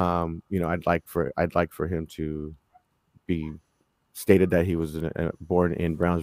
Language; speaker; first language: English; native; English